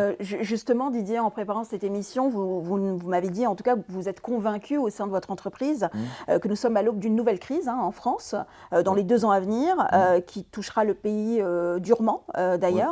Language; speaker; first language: French; native; French